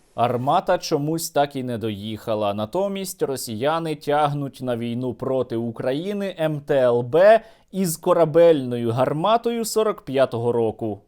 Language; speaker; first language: Ukrainian; native; Ukrainian